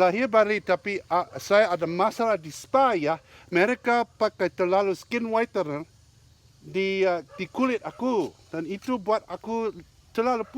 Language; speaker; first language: Indonesian; non-native, learner; English